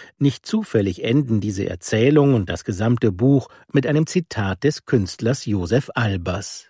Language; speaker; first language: German; native; German